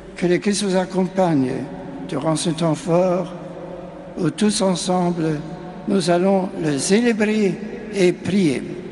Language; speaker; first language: French; non-native, fluent; German